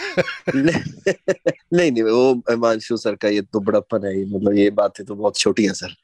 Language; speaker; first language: Hindi; non-native, local second language; Punjabi